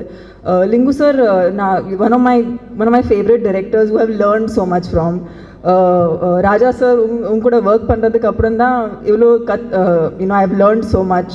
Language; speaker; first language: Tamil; non-native, fluent; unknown